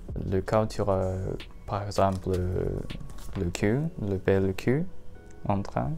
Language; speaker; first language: French; non-native, learner; Japanese